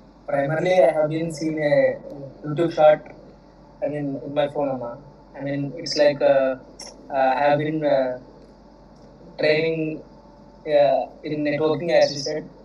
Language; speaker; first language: English; non-native, local second language; Telugu